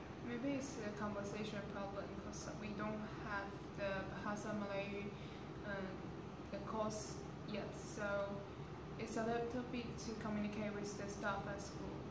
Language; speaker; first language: English; non-native, learner; Chinese